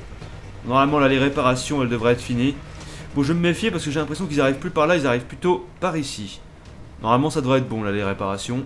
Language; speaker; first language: French; native; French